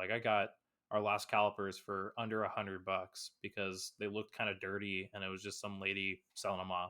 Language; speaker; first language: English; native; English